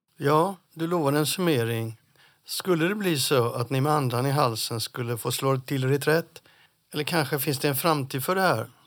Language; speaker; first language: Swedish; native; Swedish